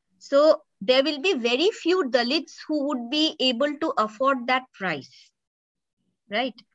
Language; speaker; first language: English; non-native, local second language; Bangla